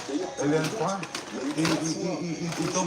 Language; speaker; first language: French; non-native, learner; Portuguese